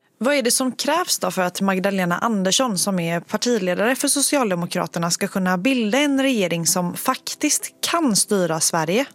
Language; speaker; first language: Swedish; native; Swedish